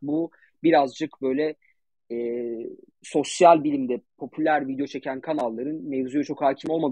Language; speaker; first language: Turkish; native; Turkish